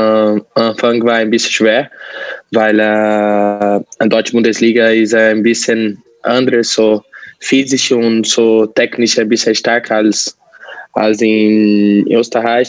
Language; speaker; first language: German; non-native, learner; Portuguese